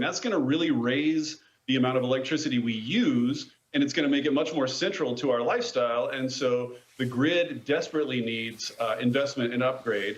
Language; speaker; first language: English; native; English